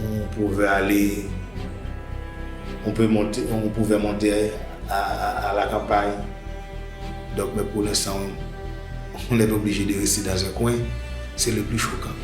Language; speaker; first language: French; non-native, local second language; Haitian Creole